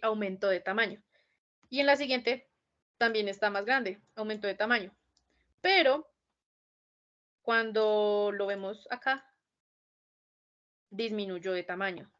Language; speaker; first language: Spanish; native; Spanish